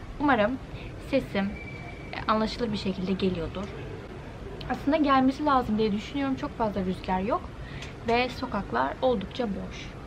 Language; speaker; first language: Turkish; early bilingual, heritage; Turkish